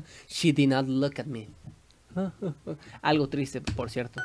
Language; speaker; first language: English; non-native, learner; Spanish